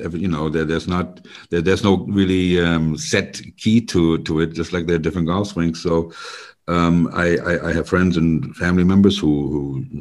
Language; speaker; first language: English; non-native, fluent; German